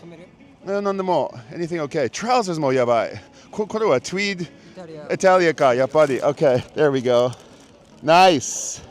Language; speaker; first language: Japanese; non-native, learner; English